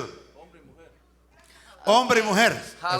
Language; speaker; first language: Spanish; native; Spanish